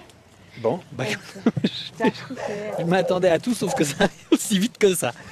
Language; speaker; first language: French; native; French